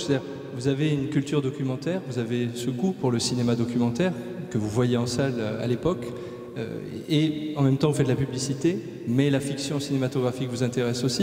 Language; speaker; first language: French; native; French